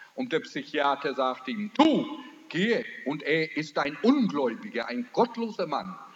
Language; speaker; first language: German; early bilingual, heritage; German